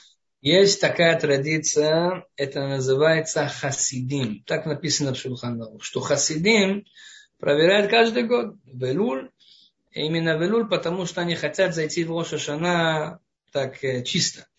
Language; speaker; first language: Russian; non-native, fluent; Hebrew